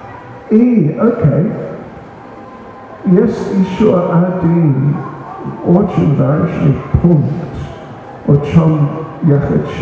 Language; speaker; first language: Russian; non-native, learner; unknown